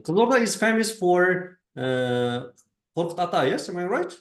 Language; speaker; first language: English; non-native, fluent; Kazakh